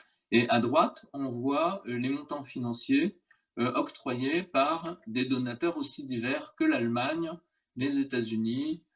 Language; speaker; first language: French; native; French